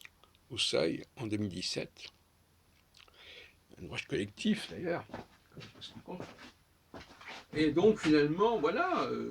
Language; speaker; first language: French; native; French